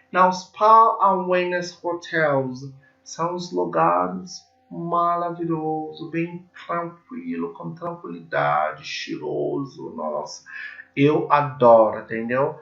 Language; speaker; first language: Portuguese; non-native, learner; English